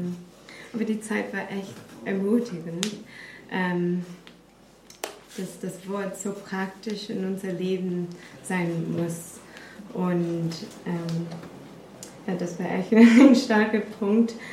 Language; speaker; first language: German; non-native, fluent; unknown